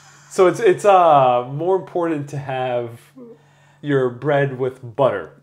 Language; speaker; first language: English; native; English